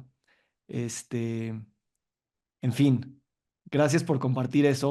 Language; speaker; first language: Spanish; native; Spanish